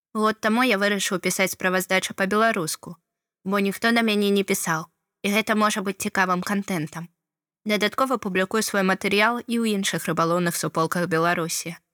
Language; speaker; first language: Belarusian; non-native, local second language; Russian